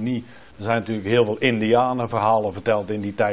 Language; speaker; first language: Dutch; native; Dutch